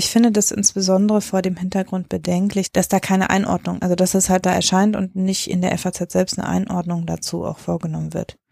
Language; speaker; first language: German; native; German